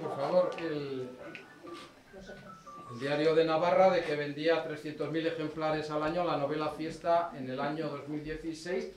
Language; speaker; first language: Spanish; native; Spanish